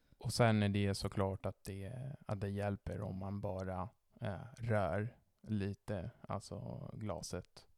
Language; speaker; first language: Swedish; non-native, fluent; Italian